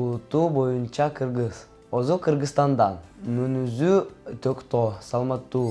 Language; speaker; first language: Kyrgyz; non-native, local second language; Russian